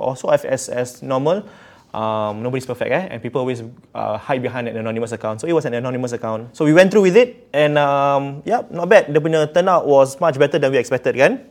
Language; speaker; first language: English; non-native, local second language; Malay